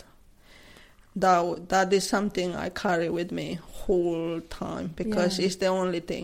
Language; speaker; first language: English; non-native, learner; Spanish